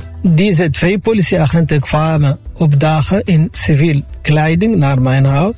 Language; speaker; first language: Dutch; non-native, fluent; Arabic